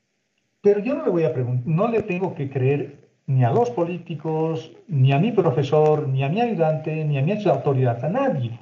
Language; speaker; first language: Spanish; native; Spanish